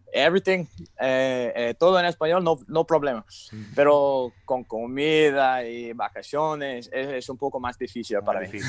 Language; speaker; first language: Spanish; non-native, learner; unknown